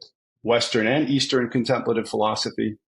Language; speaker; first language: English; native; English